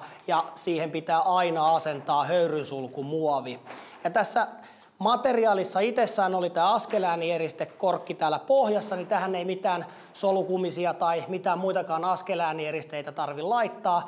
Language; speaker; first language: Finnish; native; Finnish